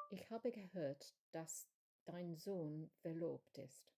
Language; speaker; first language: German; non-native, learner; English